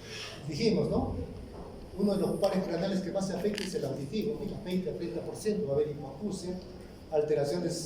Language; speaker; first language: Spanish; native; Spanish